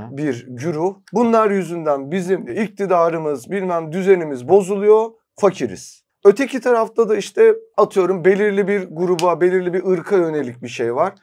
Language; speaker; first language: Turkish; native; Turkish